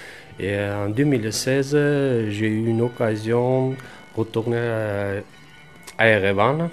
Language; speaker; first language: French; non-native, fluent; Armenian